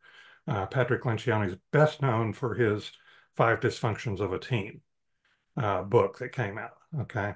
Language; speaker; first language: English; native; English